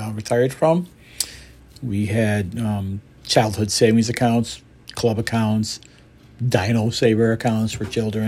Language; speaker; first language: English; native; English